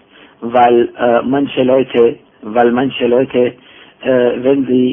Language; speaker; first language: German; non-native, fluent; Arabic